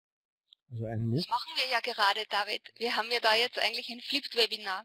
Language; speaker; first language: German; native; German